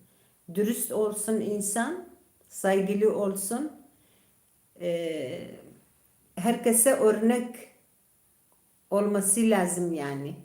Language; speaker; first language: Turkish; non-native, local second language; Kurdish